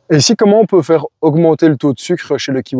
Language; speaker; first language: French; native; French